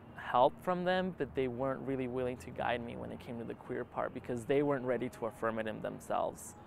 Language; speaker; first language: English; early bilingual, other home language; Spanish